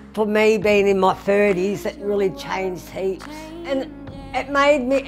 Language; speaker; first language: English; native; English